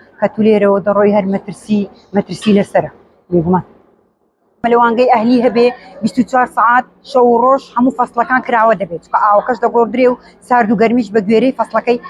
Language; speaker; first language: Central Kurdish; native; Central Kurdish